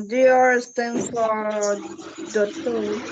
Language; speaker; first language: English; non-native, learner; Spanish